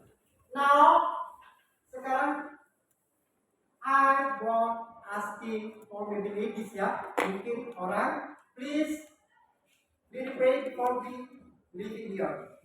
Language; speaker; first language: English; non-native, learner; Indonesian